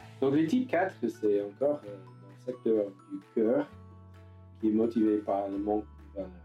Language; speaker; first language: French; non-native, learner; English